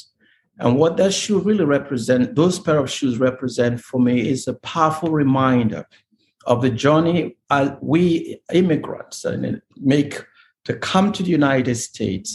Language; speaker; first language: English; non-native, local second language; Igbo